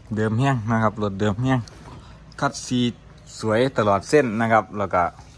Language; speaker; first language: Thai; native; Thai